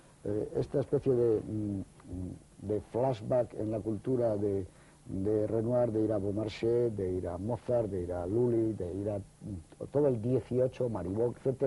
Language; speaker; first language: Spanish; native; Spanish